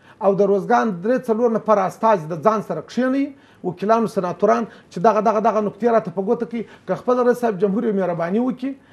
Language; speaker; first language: Pashto; native; Pashto